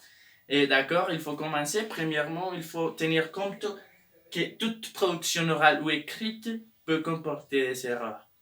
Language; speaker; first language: French; non-native, learner; Spanish